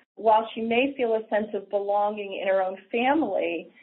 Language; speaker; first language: English; native; English